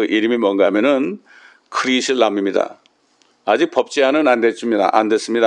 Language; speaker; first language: Korean; native; Korean